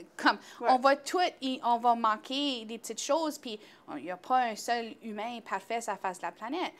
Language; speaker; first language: French; native; French